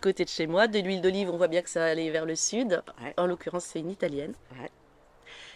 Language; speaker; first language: French; native; French